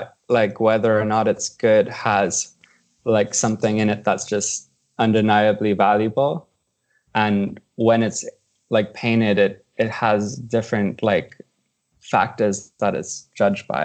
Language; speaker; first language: English; native; English